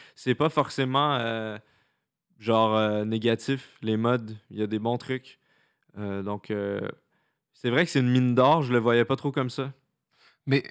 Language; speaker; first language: French; native; French